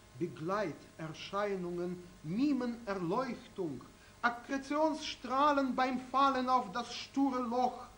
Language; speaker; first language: German; non-native, fluent; Russian